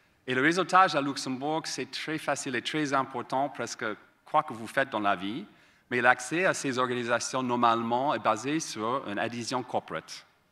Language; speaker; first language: French; non-native, fluent; English